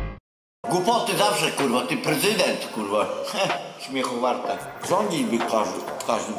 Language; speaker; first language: Polish; native; Polish